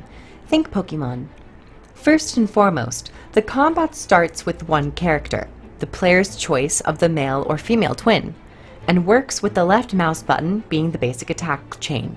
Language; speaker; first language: English; native; English